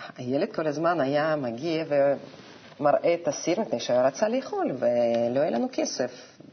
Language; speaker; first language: Hebrew; non-native, fluent; Russian